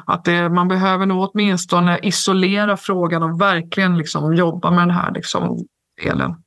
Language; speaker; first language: Swedish; native; Swedish